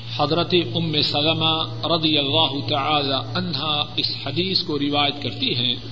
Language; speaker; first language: Urdu; non-native, local second language; Punjabi